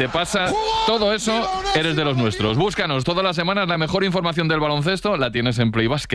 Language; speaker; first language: Spanish; native; Spanish